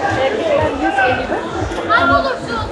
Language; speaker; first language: Turkish; non-native, learner; Indonesian